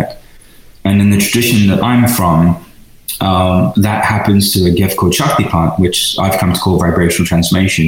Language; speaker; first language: English; native; English